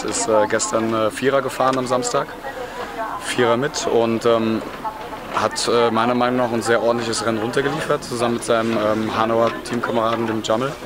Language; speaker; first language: German; native; German